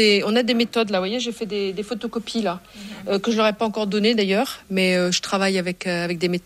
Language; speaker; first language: French; native; French